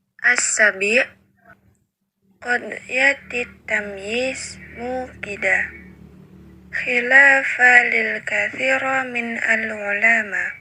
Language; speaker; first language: Arabic; non-native, learner; Indonesian